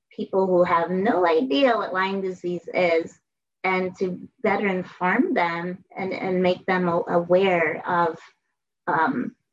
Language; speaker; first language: English; native; English